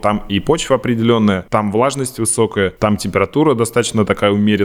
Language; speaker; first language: Russian; native; Russian